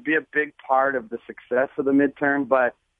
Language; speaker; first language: English; native; English